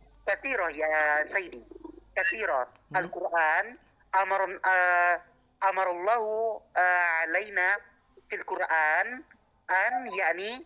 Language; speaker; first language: Arabic; non-native, learner; Indonesian